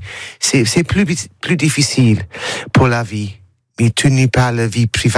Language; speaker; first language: French; non-native, learner; English